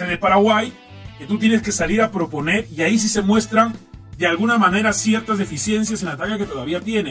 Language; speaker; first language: Spanish; native; Spanish